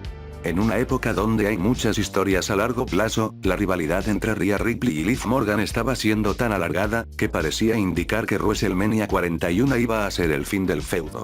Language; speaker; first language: Spanish; native; Spanish